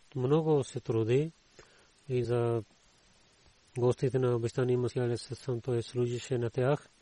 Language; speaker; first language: Bulgarian; non-native, learner; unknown